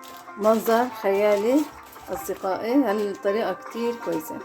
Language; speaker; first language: Arabic; native; Arabic